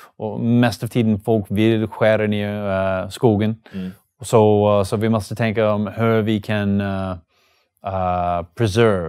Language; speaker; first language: Swedish; non-native, learner; English